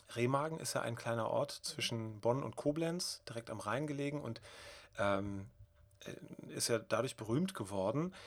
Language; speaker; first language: German; native; German